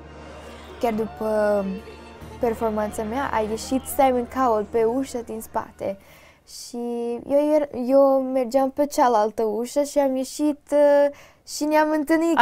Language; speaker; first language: Romanian; early bilingual, heritage; Romanian